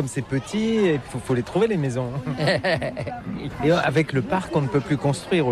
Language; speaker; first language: French; native; French